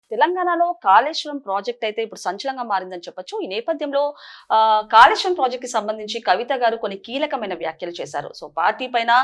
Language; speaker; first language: Telugu; native; Telugu